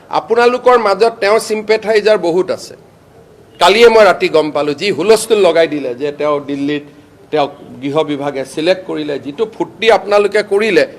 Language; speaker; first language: Assamese; native; Assamese